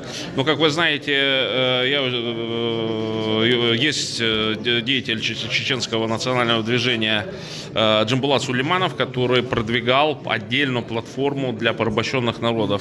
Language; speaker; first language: Russian; native; Russian